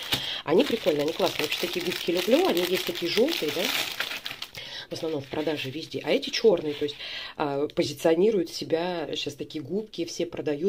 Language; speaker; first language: Russian; native; Russian